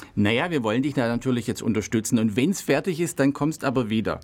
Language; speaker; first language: German; native; German